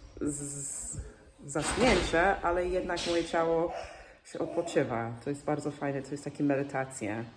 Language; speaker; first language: Polish; non-native, fluent; English